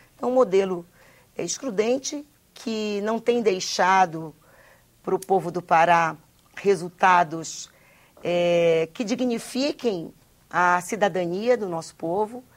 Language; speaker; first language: Portuguese; native; Portuguese